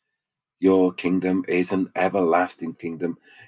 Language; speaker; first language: English; native; English